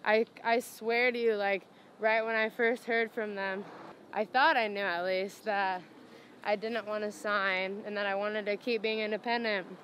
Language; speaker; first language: English; native; English